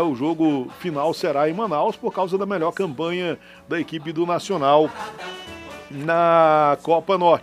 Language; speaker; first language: Portuguese; native; Portuguese